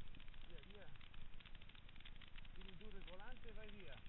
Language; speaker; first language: Italian; native; Italian